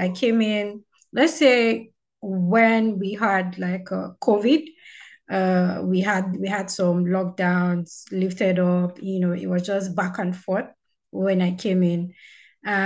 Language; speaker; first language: English; non-native, local second language; Yoruba